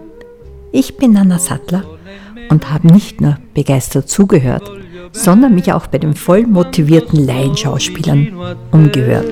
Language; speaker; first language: German; native; German